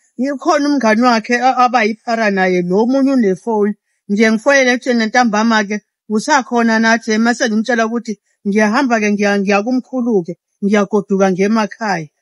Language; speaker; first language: Zulu; native; Zulu